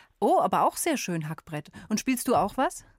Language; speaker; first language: German; native; German